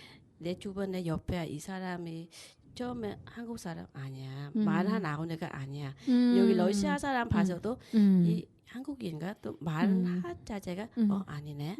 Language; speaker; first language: Korean; non-native, learner; Vietnamese